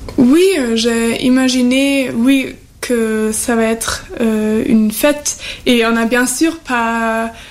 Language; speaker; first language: French; non-native, learner; German